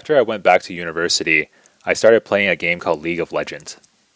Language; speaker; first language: English; native; English